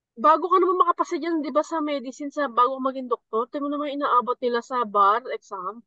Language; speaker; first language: Filipino; native; Filipino